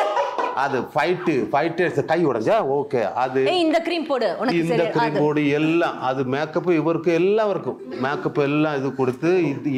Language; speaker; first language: Tamil; non-native, learner; Malayalam